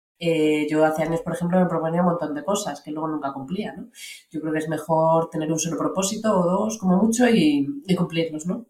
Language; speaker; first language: Spanish; native; Spanish